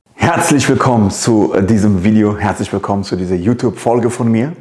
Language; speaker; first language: German; early bilingual, other home language; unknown